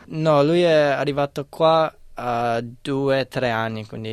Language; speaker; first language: Italian; non-native, fluent; English